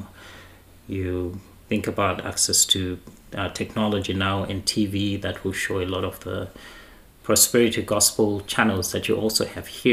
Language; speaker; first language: English; non-native, local second language; Shona